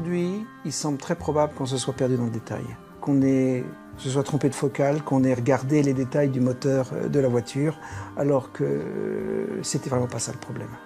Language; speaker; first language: French; native; French